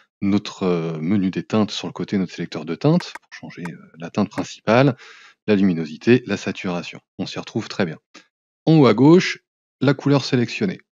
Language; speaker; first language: French; native; French